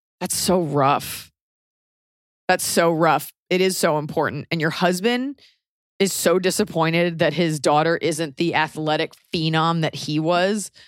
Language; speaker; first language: English; native; English